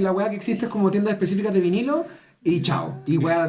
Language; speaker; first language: Spanish; native; Spanish